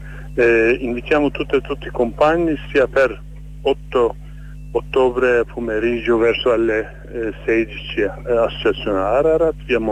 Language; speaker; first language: Italian; non-native, fluent; Kurdish